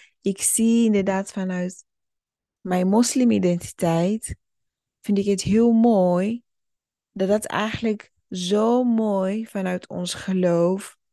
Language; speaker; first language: Dutch; early bilingual, other home language; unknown